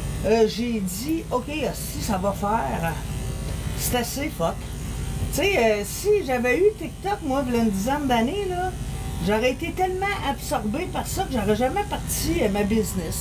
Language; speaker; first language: French; native; French